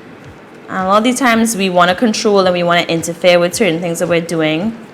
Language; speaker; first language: English; native; English